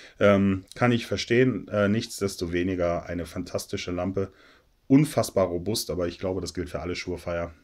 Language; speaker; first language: German; native; German